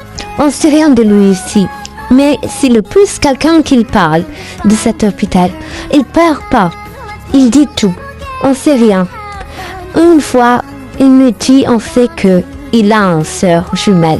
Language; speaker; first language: French; non-native, learner; Arabic